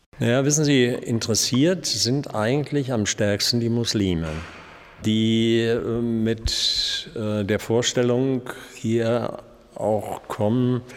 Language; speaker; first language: German; native; German